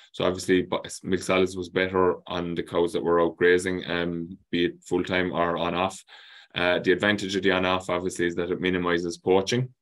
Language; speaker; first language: English; native; English